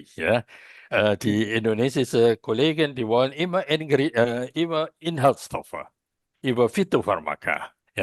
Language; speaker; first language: German; non-native, fluent; Indonesian